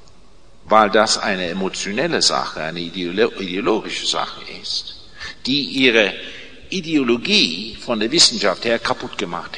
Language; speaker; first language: German; non-native, fluent; English